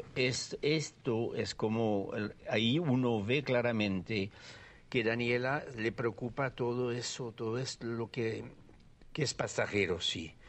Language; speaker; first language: Spanish; non-native, fluent; French